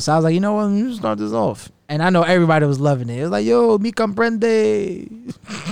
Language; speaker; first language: English; native; English